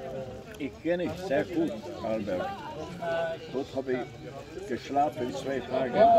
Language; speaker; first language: German; non-native, learner; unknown